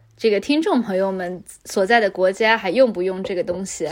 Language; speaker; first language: Chinese; native; Chinese